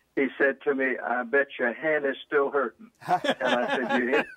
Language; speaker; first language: English; native; English